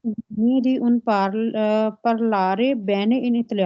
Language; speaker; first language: Italian; non-native, learner; Punjabi